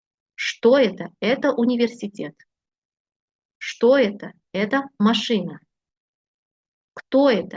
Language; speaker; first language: Russian; non-native, fluent; Uzbek